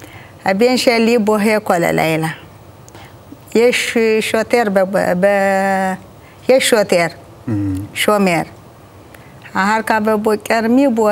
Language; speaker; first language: Hebrew; non-native, learner; Amharic